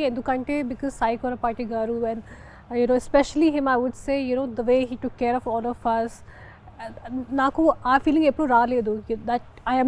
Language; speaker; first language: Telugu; non-native, fluent; Hindi